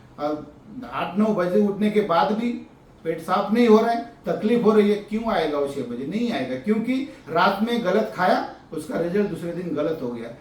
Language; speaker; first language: Hindi; non-native, local second language; Marathi